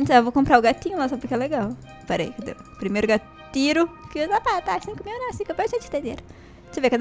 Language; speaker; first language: Portuguese; native; Portuguese